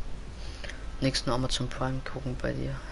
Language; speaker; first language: German; native; German